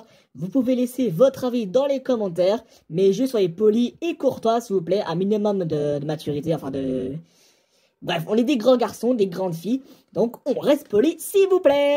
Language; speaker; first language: French; native; French